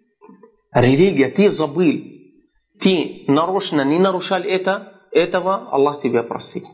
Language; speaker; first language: Russian; non-native, fluent; Arabic